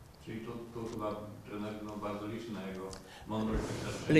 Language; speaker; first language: Czech; non-native, learner; Polish